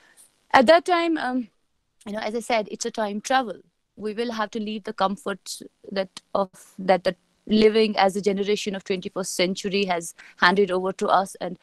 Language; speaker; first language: English; non-native, local second language; Kashmiri